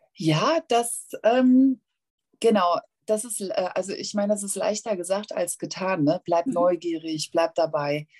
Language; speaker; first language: German; native; German